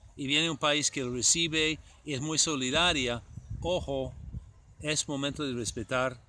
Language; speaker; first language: Spanish; non-native, fluent; English